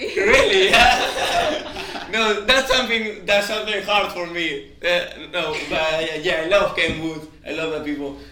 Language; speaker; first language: English; non-native, fluent; Spanish